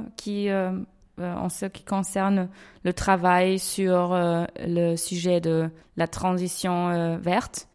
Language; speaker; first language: French; non-native, fluent; German